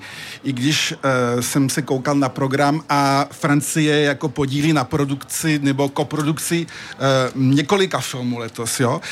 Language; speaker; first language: Czech; early bilingual, heritage; French